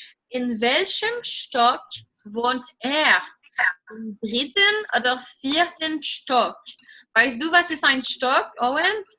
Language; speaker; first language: German; non-native, fluent; French